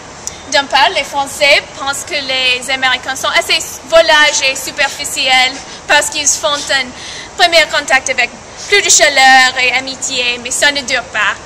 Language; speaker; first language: French; non-native, learner; English